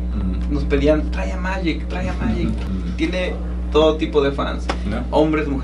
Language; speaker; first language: Spanish; native; Spanish